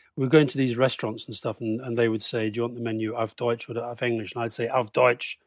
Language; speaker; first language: English; native; English